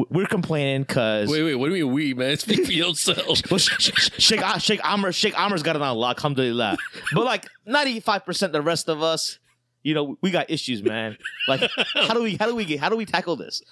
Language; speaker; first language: English; native; English